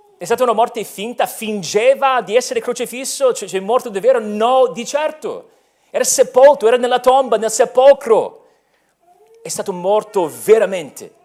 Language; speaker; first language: Italian; non-native, fluent; English